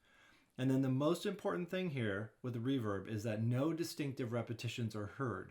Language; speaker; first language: English; native; English